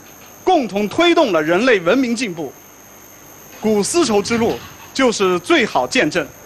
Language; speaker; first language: Chinese; native; Chinese